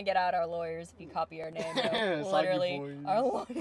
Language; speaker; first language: English; native; English